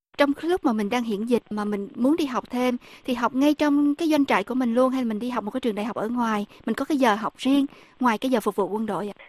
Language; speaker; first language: Vietnamese; native; Vietnamese